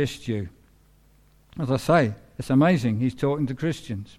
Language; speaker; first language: English; native; English